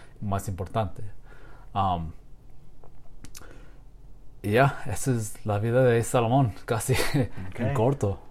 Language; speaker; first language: Spanish; non-native, learner; English